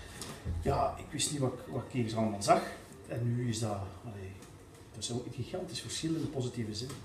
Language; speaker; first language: Dutch; native; Dutch